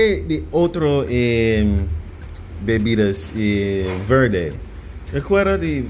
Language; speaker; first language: Spanish; non-native, learner; English